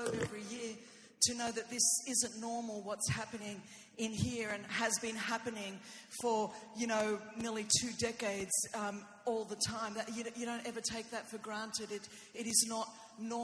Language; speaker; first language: English; non-native, fluent; Greek